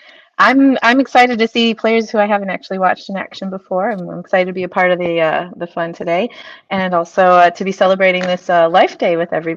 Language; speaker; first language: English; native; English